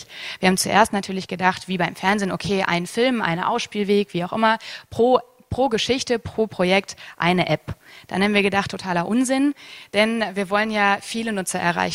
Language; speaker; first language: German; native; German